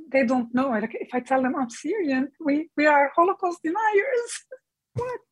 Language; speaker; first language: English; non-native, fluent; Arabic